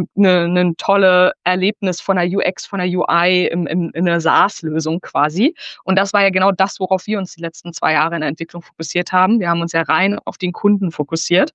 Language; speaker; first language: German; native; German